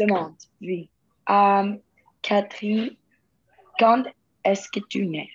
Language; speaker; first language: French; non-native, learner; Spanish